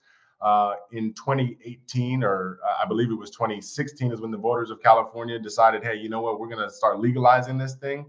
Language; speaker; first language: English; native; English